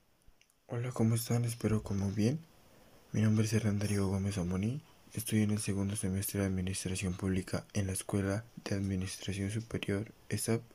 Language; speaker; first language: Spanish; native; Spanish